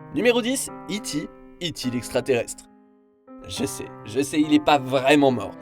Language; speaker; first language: French; native; French